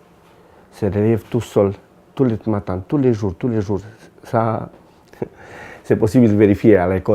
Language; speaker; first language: French; non-native, local second language; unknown